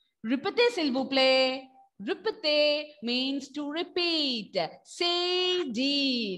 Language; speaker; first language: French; non-native, fluent; Malayalam